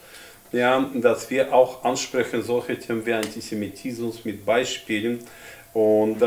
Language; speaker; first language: German; non-native, fluent; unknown